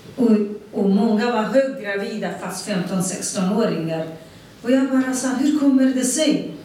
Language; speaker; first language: Swedish; non-native, fluent; Central Kurdish